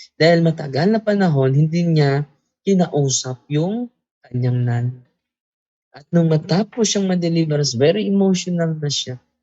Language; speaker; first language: Filipino; non-native, local second language; Cebuano